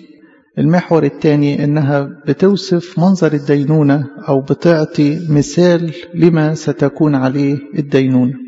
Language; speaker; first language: Arabic; native; Arabic